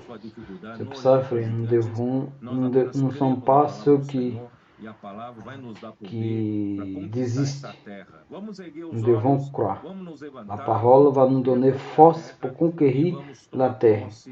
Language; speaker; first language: French; non-native, learner; Portuguese